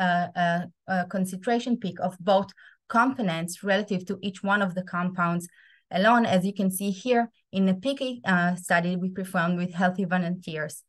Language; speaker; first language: English; non-native, fluent; Hebrew